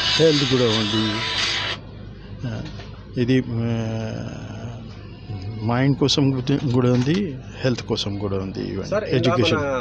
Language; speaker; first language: Telugu; non-native, local second language; Urdu